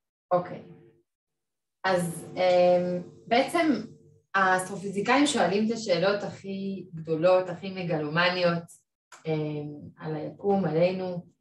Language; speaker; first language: Hebrew; non-native, fluent; French